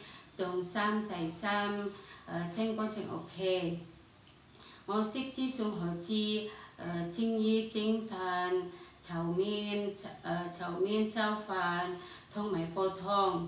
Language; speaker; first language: Cantonese; non-native, learner; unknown